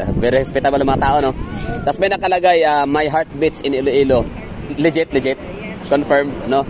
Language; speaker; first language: Filipino; non-native, local second language; Cebuano